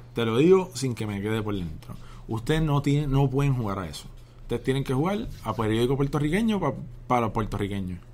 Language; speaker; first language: Spanish; native; Spanish